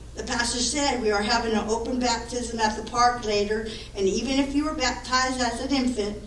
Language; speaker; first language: English; native; English